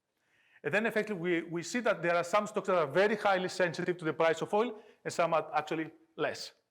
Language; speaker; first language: English; non-native, fluent; Greek